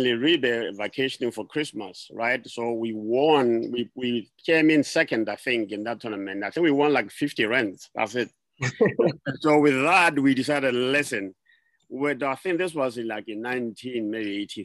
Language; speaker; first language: English; non-native, local second language; Southern Sotho